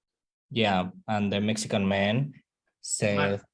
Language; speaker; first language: English; non-native, learner; Spanish